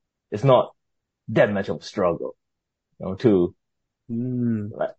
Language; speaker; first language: English; non-native, fluent; Burmese